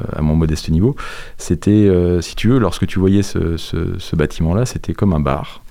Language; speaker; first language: French; native; French